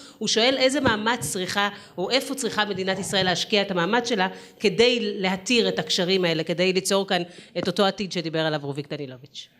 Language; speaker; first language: Hebrew; native; Hebrew